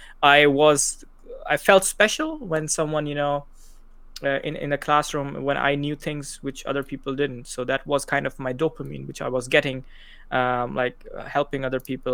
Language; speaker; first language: English; non-native, local second language; Urdu